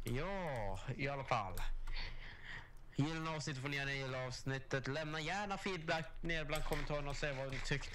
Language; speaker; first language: Swedish; native; Swedish